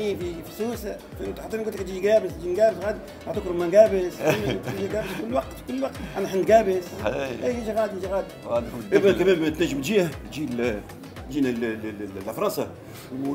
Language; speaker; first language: Arabic; native; Arabic